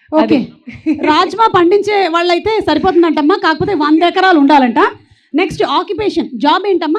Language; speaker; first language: Telugu; native; Telugu